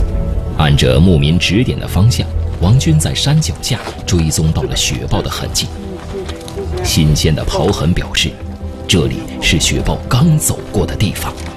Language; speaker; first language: Chinese; native; Chinese